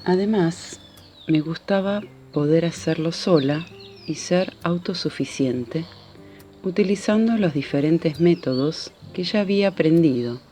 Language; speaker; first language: Spanish; native; Spanish